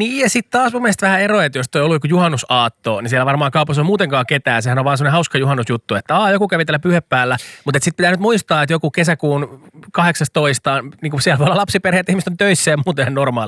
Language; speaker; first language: Finnish; native; Finnish